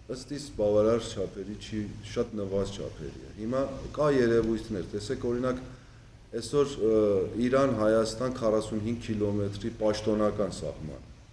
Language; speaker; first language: Armenian; early bilingual, heritage; Armenian